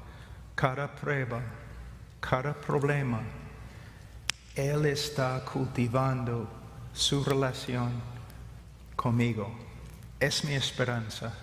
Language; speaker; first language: Spanish; non-native, fluent; English